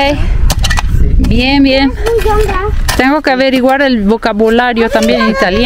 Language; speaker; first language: Spanish; non-native, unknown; Italian